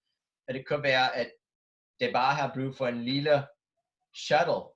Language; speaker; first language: Danish; non-native, fluent; English